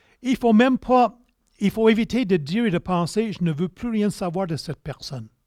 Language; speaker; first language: French; non-native, local second language; English